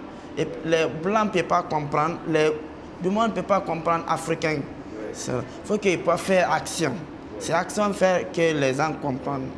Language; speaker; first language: French; non-native, local second language; Mandingo